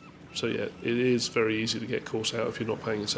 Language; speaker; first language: English; native; English